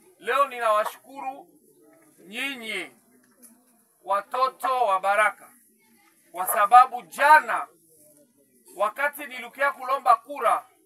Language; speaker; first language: Swahili; native; Swahili